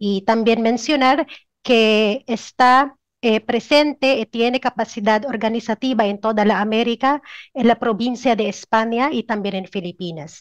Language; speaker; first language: Spanish; non-native, fluent; Filipino